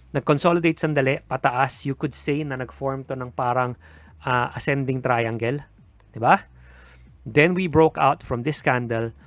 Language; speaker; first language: Filipino; native; Filipino